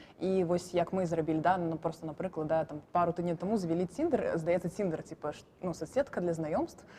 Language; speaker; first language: Belarusian; non-native, local second language; Russian